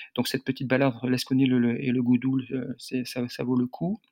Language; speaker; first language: French; native; French